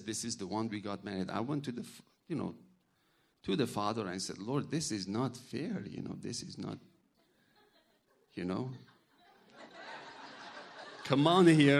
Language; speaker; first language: English; non-native, fluent; Persian